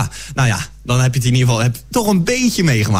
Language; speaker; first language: Dutch; native; Dutch